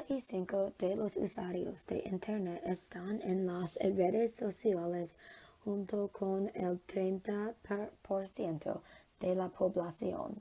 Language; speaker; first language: Spanish; non-native, learner; English